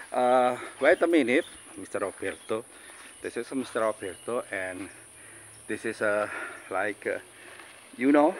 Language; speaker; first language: English; non-native, learner; Indonesian